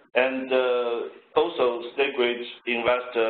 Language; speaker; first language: English; non-native, fluent; Chinese